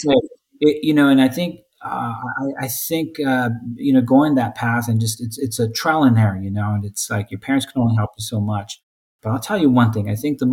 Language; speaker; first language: English; native; English